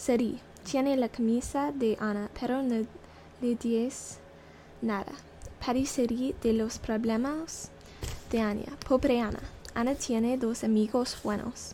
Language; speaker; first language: Spanish; non-native, learner; English